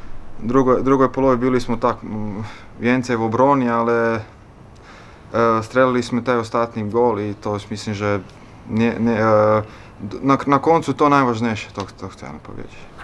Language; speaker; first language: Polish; non-native, learner; Croatian